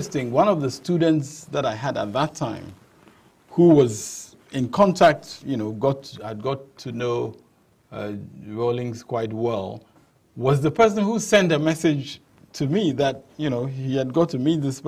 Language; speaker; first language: English; non-native, local second language; Ewe